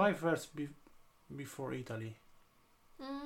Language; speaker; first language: English; non-native, learner; Italian